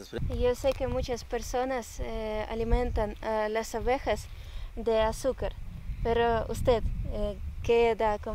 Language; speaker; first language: Spanish; non-native, learner; Ukrainian